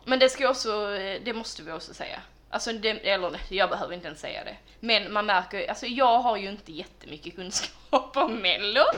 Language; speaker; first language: Swedish; native; Swedish